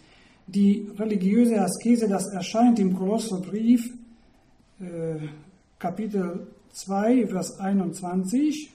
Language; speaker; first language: German; non-native, fluent; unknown